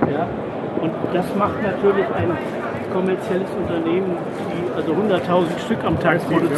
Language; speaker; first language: German; native; German